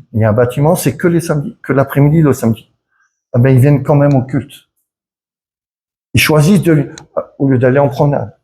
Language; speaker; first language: French; native; French